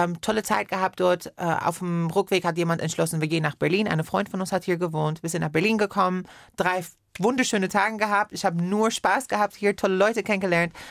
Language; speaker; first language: German; non-native, fluent; Persian